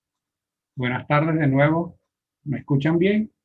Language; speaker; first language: Spanish; native; Spanish